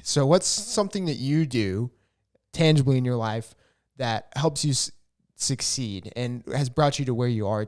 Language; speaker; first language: English; native; English